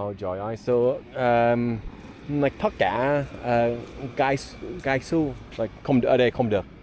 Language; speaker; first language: Vietnamese; non-native, learner; English